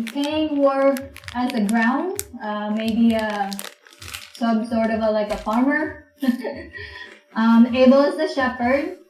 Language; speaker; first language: English; non-native, local second language; Filipino